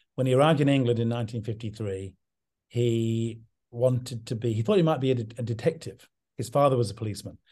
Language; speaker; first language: English; native; English